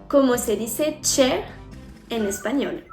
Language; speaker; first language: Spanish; non-native, fluent; French